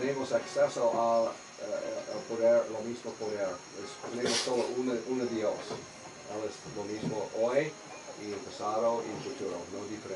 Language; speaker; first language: Spanish; non-native, learner; English